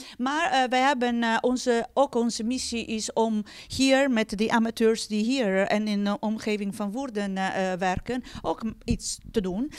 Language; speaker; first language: Dutch; non-native, fluent; Italian